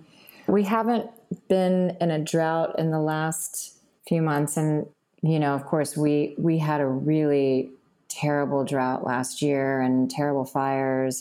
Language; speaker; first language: English; native; English